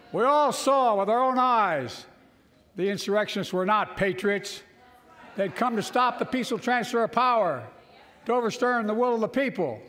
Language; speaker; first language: English; native; English